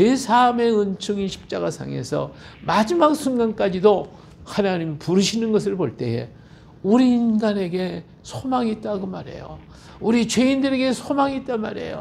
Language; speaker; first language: Korean; native; Korean